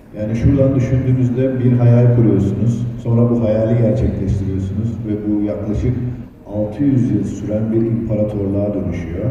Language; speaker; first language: Turkish; native; Turkish